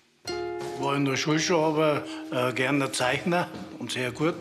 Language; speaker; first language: German; native; German